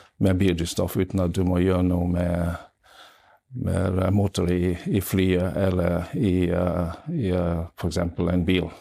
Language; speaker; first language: Norwegian; non-native, fluent; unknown